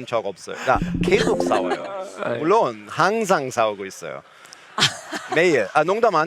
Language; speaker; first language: Korean; non-native, learner; English